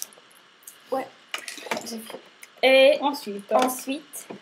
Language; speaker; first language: French; non-native, learner; Spanish